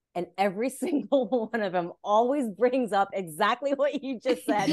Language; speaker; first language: English; native; English